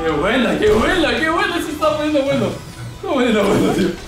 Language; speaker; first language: Spanish; native; Spanish